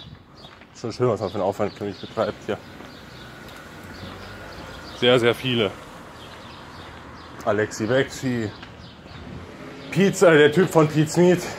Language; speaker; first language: German; native; German